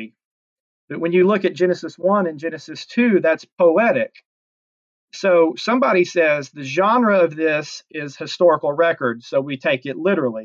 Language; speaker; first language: English; native; English